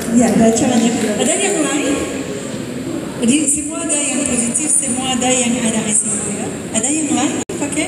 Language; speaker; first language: Indonesian; non-native, fluent; English